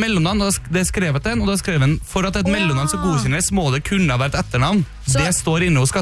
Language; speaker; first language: Norwegian; native; Norwegian